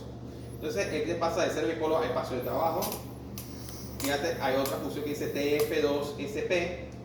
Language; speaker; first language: Spanish; native; Spanish